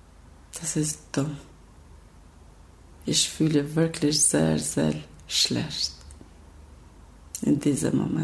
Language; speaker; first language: German; non-native, learner; Albanian